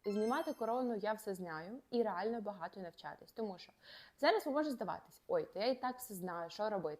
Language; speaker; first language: Ukrainian; native; Ukrainian